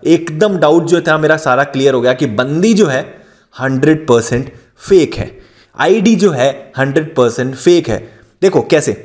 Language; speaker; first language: Hindi; native; Hindi